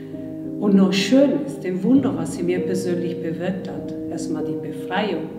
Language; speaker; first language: German; non-native, fluent; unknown